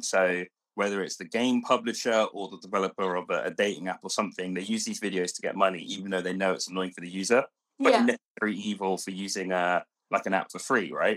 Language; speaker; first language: English; native; English